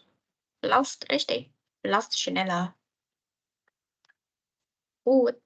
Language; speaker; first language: German; non-native, fluent; Indonesian